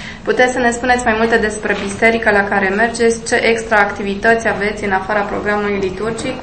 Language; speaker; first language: Romanian; native; Romanian